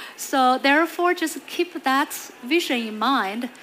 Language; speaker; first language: English; non-native, fluent; Chinese